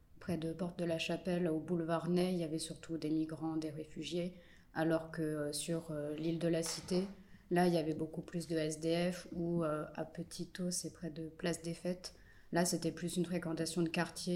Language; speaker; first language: French; native; French